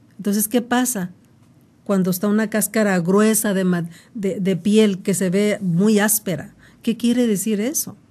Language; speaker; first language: Spanish; native; Spanish